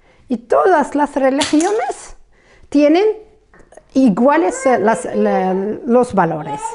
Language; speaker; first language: Spanish; non-native, fluent; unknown